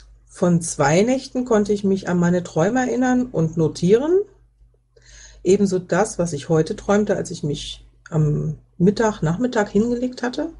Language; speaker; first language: German; native; German